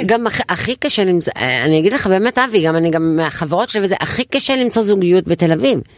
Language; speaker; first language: Hebrew; non-native, local second language; Arabic